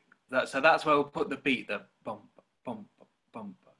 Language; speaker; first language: English; native; English